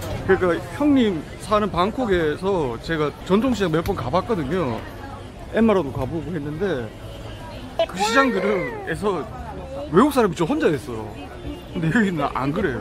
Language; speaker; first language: Korean; native; Korean